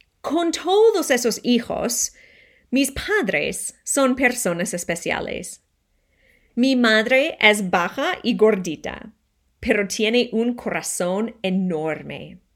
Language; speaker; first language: Spanish; non-native, fluent; English